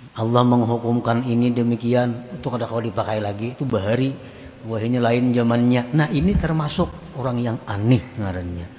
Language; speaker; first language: Indonesian; native; Indonesian